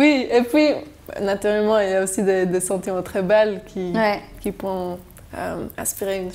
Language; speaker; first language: French; non-native, local second language; German